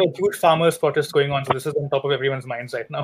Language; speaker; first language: English; non-native, local second language; Hindi